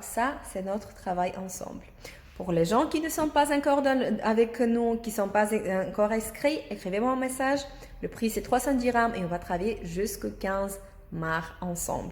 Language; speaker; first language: French; non-native, learner; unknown